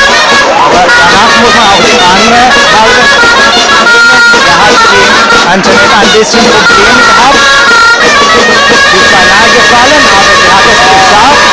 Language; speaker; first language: German; non-native, fluent; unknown